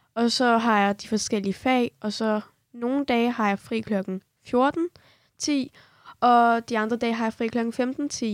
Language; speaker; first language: Danish; early bilingual, other home language; Kurdish